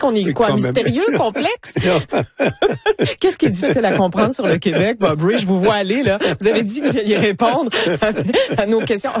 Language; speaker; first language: French; native; French